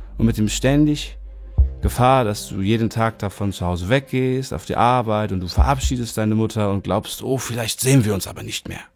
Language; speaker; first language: German; non-native, fluent; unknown